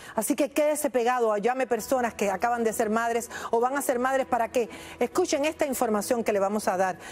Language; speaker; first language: Spanish; native; Spanish